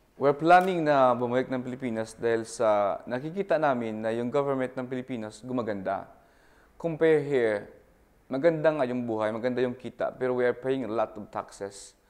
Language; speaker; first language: Filipino; native; Filipino